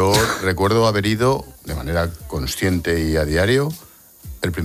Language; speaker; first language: Spanish; native; Spanish